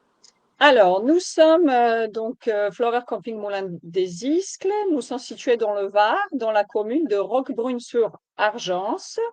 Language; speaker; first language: French; native; French